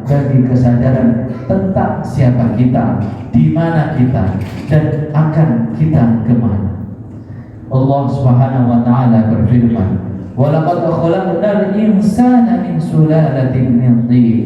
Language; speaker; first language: Indonesian; native; Indonesian